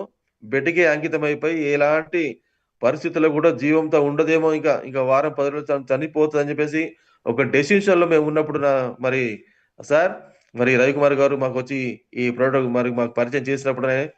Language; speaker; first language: Telugu; native; Telugu